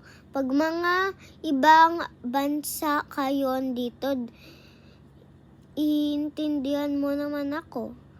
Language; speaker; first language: Filipino; non-native, local second language; English